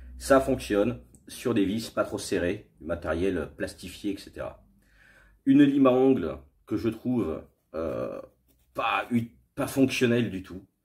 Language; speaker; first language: French; native; French